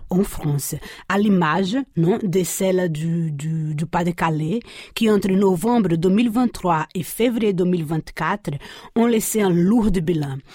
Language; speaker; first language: French; non-native, fluent; Portuguese